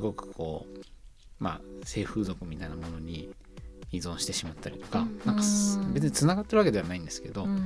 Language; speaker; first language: Japanese; native; Japanese